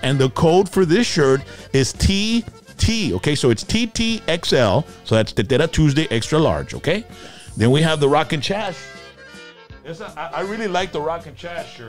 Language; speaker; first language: English; early bilingual, other home language; Spanish